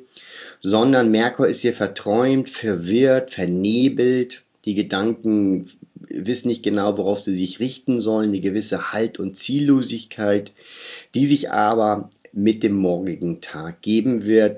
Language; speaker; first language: German; native; German